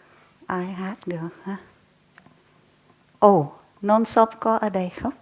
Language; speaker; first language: Vietnamese; non-native, fluent; English